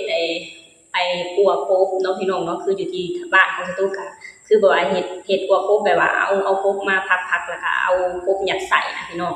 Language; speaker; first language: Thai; non-native, local second language; Northeastern Thai